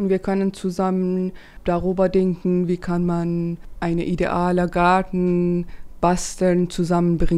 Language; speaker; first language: German; non-native, fluent; Persian